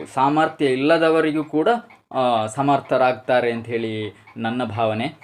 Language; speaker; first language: Kannada; native; Kannada